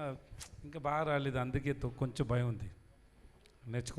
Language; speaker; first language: Telugu; non-native, learner; Tamil